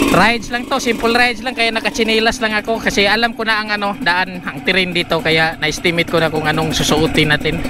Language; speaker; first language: Filipino; non-native, local second language; Cebuano